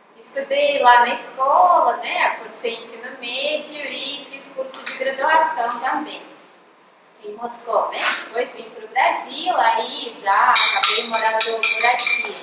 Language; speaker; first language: Portuguese; non-native, fluent; Russian